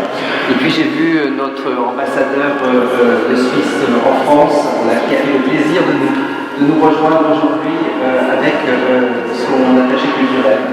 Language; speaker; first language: French; native; French